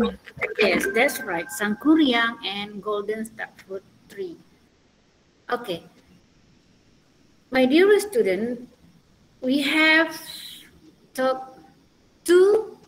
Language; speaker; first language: English; non-native, learner; Indonesian